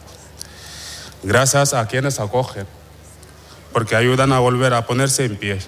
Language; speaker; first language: Spanish; non-native, fluent; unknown